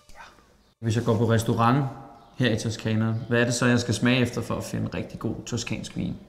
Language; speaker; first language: Danish; native; Danish